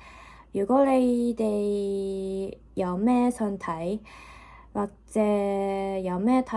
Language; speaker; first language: Cantonese; non-native, learner; Japanese